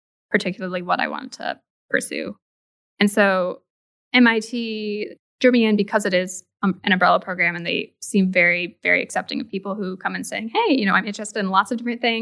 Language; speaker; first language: English; native; English